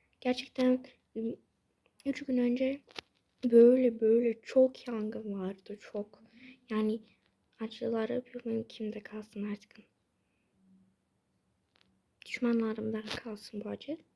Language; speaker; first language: Turkish; early bilingual, heritage; Turkish